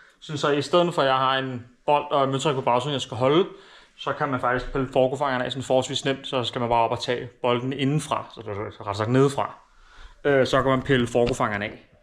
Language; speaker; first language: Danish; native; Danish